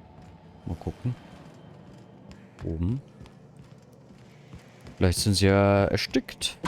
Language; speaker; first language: German; native; German